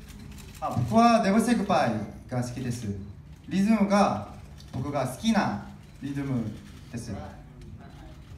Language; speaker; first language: Japanese; non-native, learner; Korean